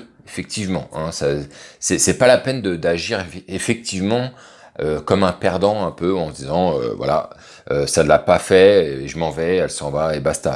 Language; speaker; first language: French; native; French